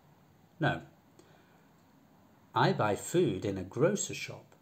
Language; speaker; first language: English; non-native, fluent; Polish